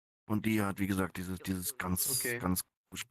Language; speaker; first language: German; non-native, fluent; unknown